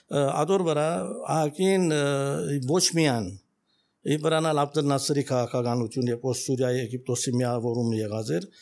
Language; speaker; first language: Armenian; early bilingual, heritage; Armenian